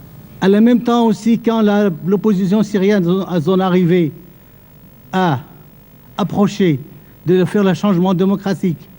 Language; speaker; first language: French; non-native, fluent; Arabic